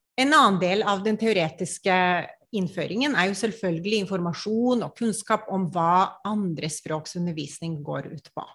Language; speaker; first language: Norwegian; non-native, fluent; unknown